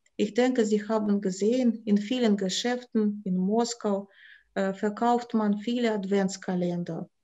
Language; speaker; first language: German; non-native, fluent; Russian